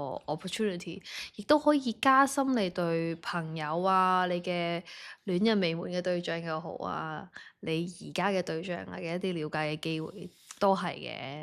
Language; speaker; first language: Cantonese; native; Cantonese